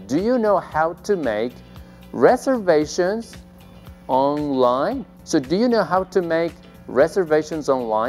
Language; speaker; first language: English; non-native, fluent; Spanish